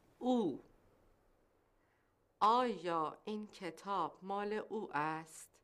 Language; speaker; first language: Persian; non-native, learner; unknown